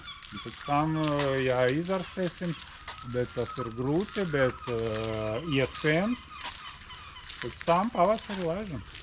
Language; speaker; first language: Latvian; non-native, local second language; Russian